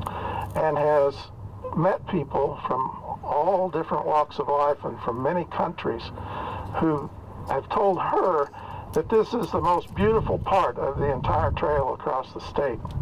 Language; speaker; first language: English; native; English